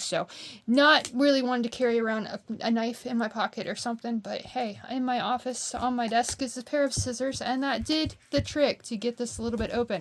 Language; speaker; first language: English; native; English